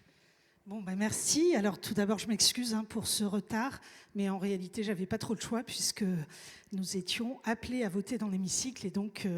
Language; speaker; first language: French; native; French